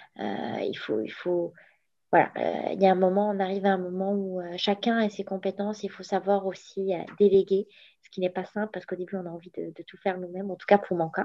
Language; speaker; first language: French; non-native, local second language; Arabic